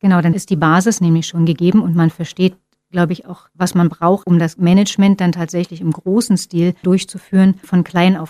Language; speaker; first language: German; native; German